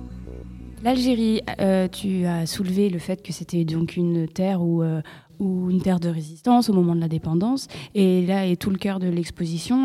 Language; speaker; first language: French; native; French